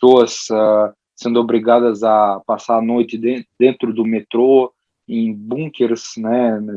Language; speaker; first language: Portuguese; early bilingual, heritage; Portuguese